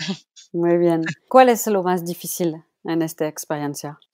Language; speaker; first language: Spanish; non-native, local second language; French